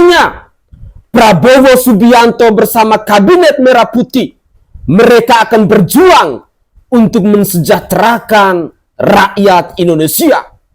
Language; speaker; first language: Indonesian; native; Indonesian